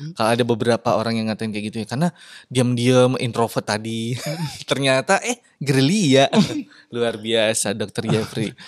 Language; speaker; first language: Indonesian; native; Indonesian